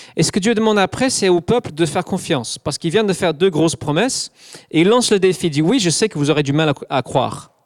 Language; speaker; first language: French; non-native, fluent; English